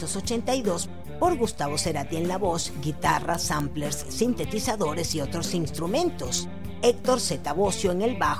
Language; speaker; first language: Spanish; native; Spanish